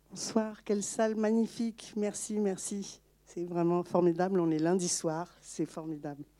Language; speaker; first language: French; non-native, local second language; Malagasy